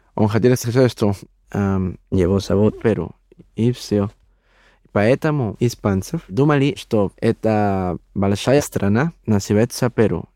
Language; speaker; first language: Russian; non-native, learner; Spanish